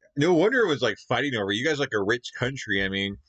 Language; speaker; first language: English; native; English